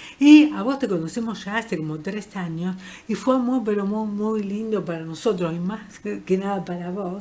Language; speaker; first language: Spanish; native; Spanish